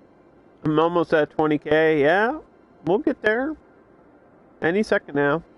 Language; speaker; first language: English; native; English